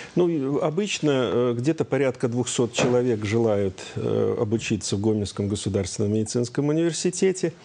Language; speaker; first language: Russian; native; Russian